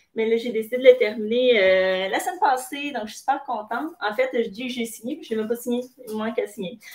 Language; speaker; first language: French; native; French